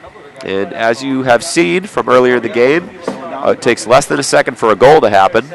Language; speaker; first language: English; native; English